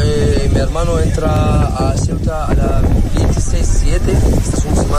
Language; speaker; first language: Spanish; non-native, learner; Arabic